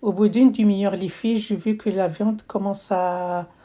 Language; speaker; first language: French; non-native, local second language; Arabic